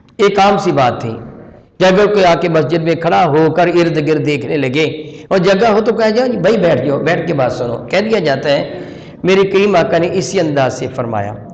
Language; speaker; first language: Urdu; non-native, local second language; Punjabi